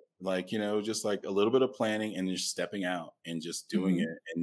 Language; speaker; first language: English; native; English